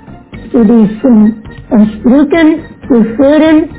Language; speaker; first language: German; non-native, learner; Indonesian